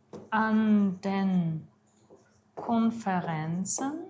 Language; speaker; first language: German; non-native, fluent; Uzbek